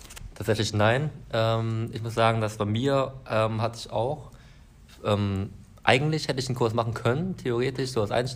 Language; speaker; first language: German; native; German